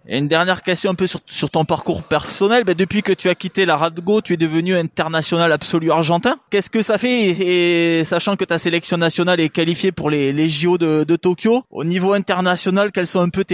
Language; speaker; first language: French; native; French